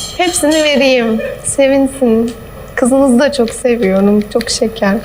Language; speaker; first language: Turkish; early bilingual, heritage; German